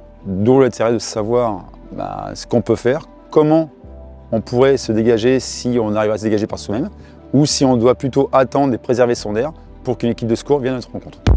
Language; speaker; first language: French; native; French